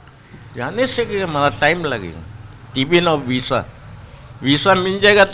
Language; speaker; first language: Hindi; non-native, local second language; Chinese